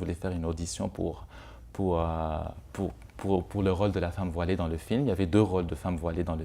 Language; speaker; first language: French; non-native, local second language; Arabic